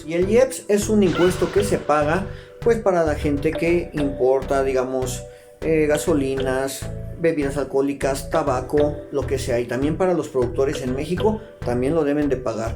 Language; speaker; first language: Spanish; native; Spanish